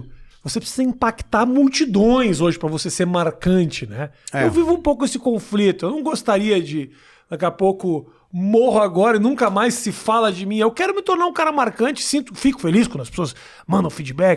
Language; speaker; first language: Portuguese; native; Portuguese